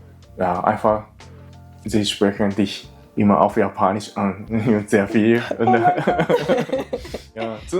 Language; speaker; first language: German; non-native, learner; Japanese